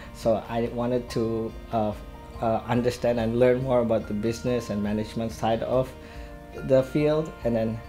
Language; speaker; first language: English; non-native, fluent; Indonesian